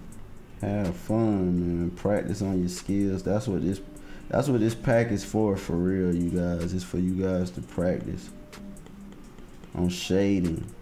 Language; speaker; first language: English; native; English